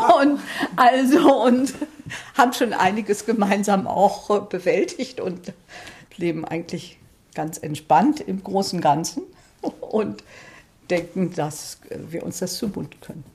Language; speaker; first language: German; native; German